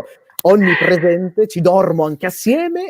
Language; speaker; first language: Italian; native; Italian